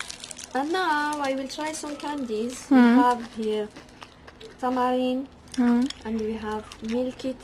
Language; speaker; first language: English; non-native, learner; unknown